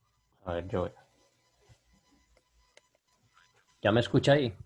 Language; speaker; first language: Spanish; native; Spanish